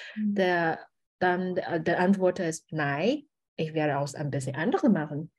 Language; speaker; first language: German; non-native, learner; Chinese